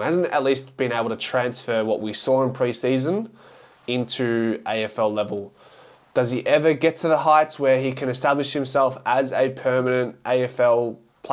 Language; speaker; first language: English; native; English